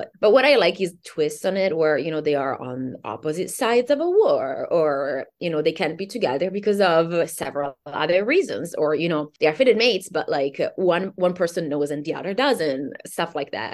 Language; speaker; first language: English; non-native, fluent; Italian